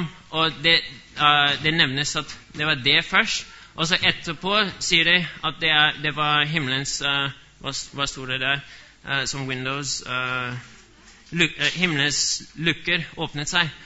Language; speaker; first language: Norwegian; non-native, fluent; English